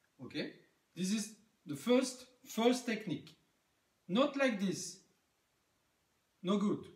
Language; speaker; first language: English; non-native, learner; French